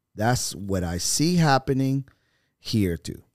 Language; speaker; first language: English; non-native, fluent; Spanish